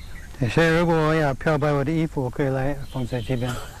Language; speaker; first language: Chinese; non-native, learner; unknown